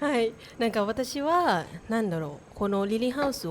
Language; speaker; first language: Japanese; non-native, learner; Thai